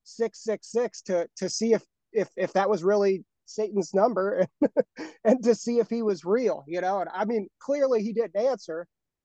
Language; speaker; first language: English; native; English